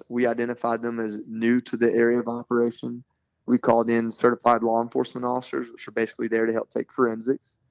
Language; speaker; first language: English; native; English